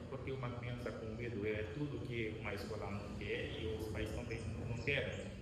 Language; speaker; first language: Portuguese; non-native, fluent; Haitian Creole